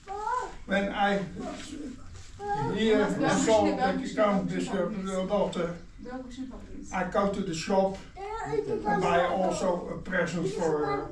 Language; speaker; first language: English; non-native, learner; Dutch